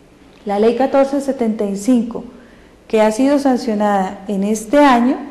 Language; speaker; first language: Spanish; native; Spanish